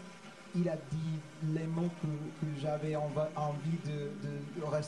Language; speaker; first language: French; non-native, fluent; English